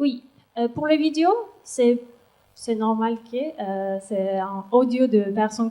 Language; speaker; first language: French; non-native, learner; Turkish